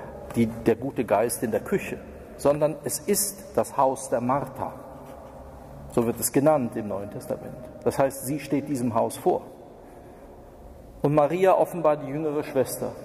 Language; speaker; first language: German; native; German